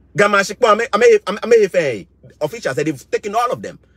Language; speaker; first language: English; non-native, local second language; Akan